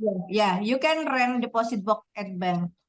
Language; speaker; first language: English; non-native, learner; Indonesian